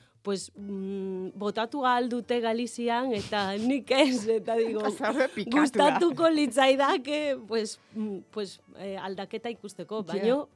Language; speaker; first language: Basque; non-native, learner; Galician